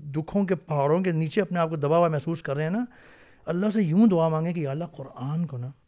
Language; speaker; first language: Urdu; native; Urdu